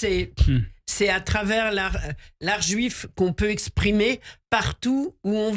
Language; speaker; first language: French; native; French